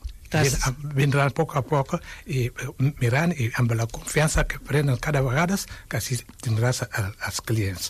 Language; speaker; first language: Catalan; non-native, fluent; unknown